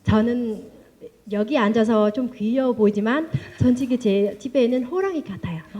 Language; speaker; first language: Korean; non-native, learner; Vietnamese